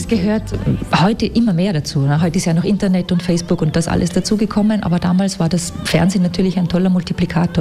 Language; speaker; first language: German; native; German